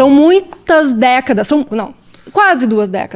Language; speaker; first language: Portuguese; native; Portuguese